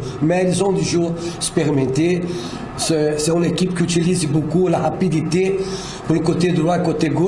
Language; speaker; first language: French; non-native, fluent; Portuguese